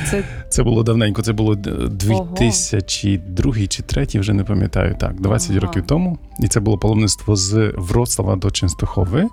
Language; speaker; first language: Ukrainian; native; Ukrainian